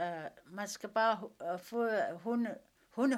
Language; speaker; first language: Danish; non-native, local second language; Kalaallisut